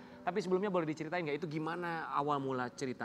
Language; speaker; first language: Indonesian; native; Indonesian